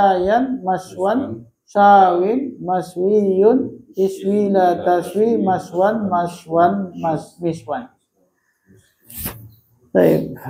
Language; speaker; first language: Arabic; non-native, fluent; Indonesian